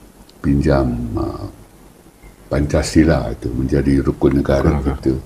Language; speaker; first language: Malay; native; Malay